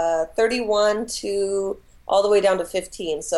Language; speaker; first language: English; native; English